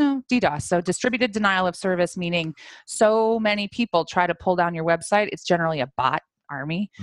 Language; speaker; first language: English; native; English